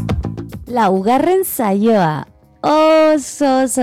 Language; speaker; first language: Basque; non-native, learner; Spanish